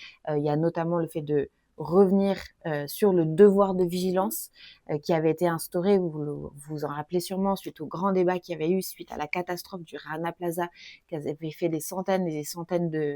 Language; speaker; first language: French; native; French